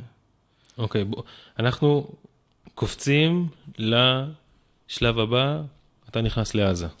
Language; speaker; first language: Hebrew; native; Hebrew